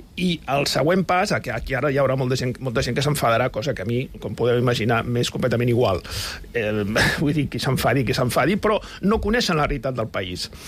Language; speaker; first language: Catalan; native; Catalan